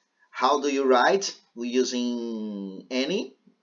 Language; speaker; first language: English; non-native, fluent; Portuguese